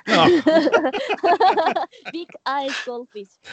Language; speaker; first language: English; non-native, learner; Japanese